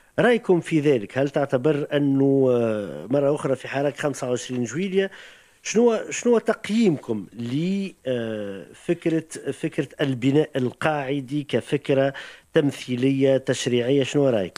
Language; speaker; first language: Arabic; native; Arabic